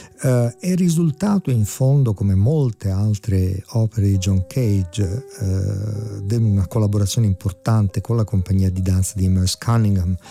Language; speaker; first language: Italian; native; Italian